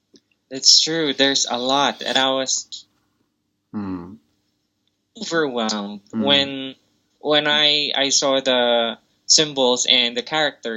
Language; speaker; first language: English; non-native, local second language; Filipino